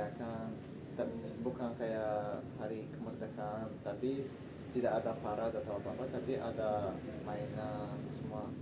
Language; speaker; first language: Indonesian; non-native, learner; Tajik